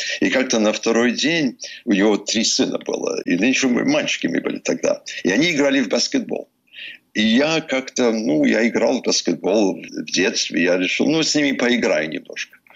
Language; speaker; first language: Russian; early bilingual, heritage; English